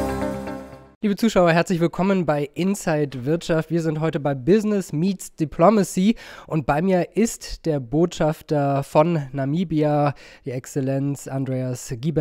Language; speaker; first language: German; native; German